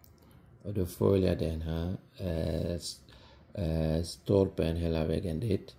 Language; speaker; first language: Swedish; non-native, fluent; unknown